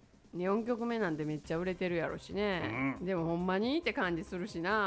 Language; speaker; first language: Japanese; native; Japanese